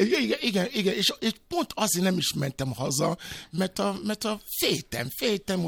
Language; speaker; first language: Hungarian; non-native, fluent; Yoruba